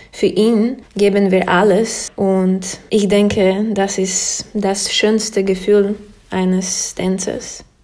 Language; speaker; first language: German; non-native, fluent; Slovak